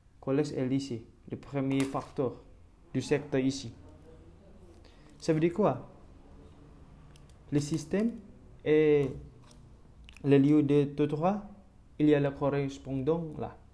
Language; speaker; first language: French; non-native, learner; Indonesian